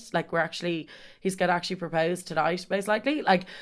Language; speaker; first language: English; native; English